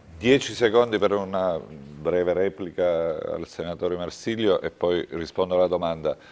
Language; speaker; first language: Italian; native; Italian